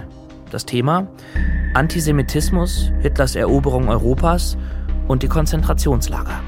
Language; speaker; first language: German; native; German